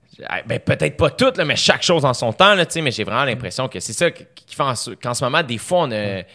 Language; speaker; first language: French; native; French